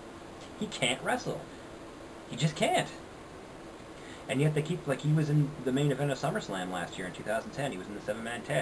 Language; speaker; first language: English; native; English